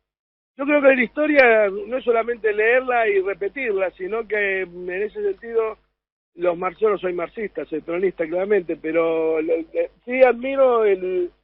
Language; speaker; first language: Spanish; native; Spanish